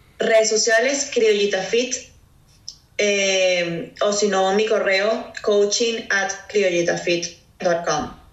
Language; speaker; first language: Spanish; native; Spanish